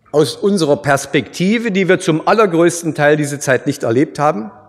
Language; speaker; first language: German; native; German